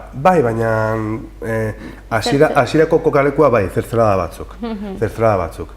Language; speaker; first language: Basque; non-native, local second language; Spanish